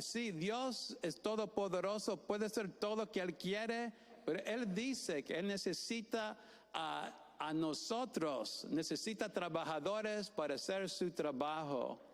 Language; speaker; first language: Spanish; non-native, fluent; English